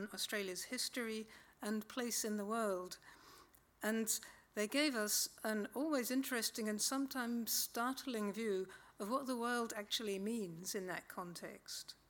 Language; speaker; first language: English; native; English